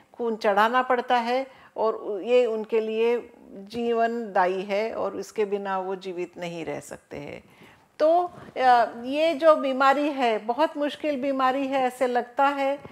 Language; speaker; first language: Hindi; non-native, local second language; Marathi